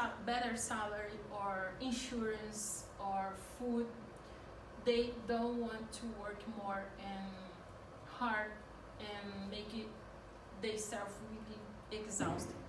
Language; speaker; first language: English; non-native, learner; Portuguese